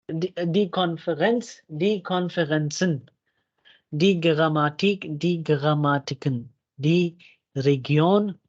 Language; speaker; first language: German; non-native, fluent; Urdu